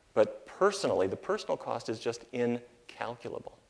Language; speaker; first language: English; native; English